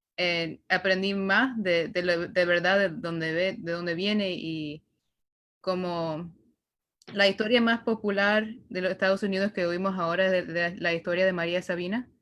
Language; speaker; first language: Spanish; early bilingual, heritage; Spanish